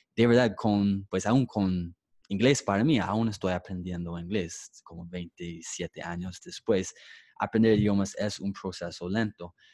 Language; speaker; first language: Spanish; non-native, fluent; English